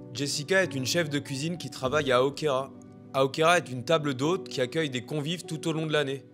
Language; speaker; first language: French; native; French